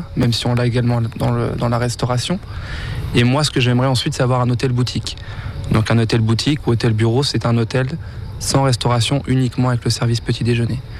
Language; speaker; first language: French; native; French